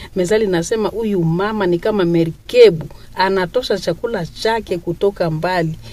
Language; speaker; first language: Swahili; non-native, local second language; Nande